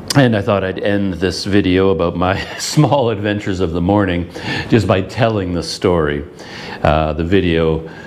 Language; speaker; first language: English; native; English